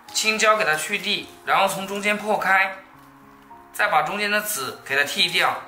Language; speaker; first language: Chinese; native; Chinese